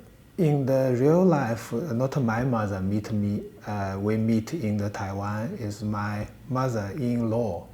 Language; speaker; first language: English; non-native, learner; Chinese